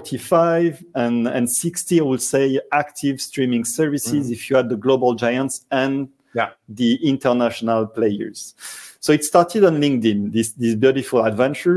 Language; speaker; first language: English; non-native, fluent; French